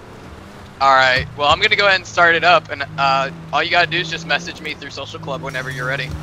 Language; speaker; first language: English; native; English